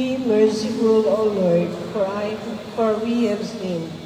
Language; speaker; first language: English; non-native, local second language; Filipino